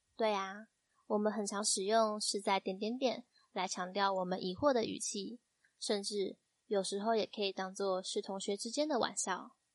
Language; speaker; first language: Chinese; native; Chinese